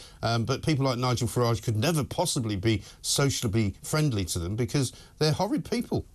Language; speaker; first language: English; native; English